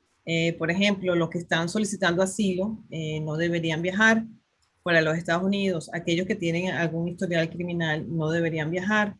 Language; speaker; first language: Spanish; native; Spanish